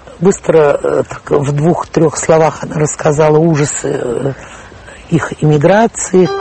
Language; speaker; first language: Russian; native; Russian